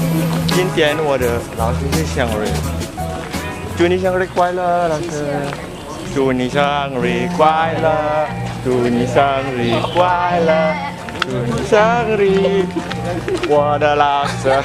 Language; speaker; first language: Chinese; non-native, learner; Indonesian